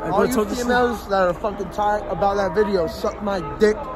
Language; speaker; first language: English; native; English